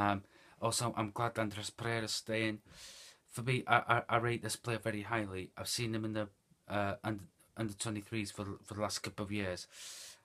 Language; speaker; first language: English; native; English